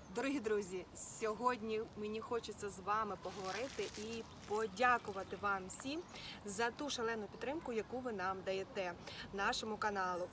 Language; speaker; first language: Ukrainian; native; Ukrainian